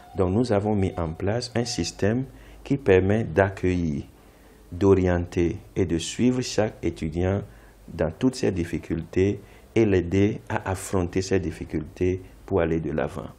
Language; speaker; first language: French; non-native, local second language; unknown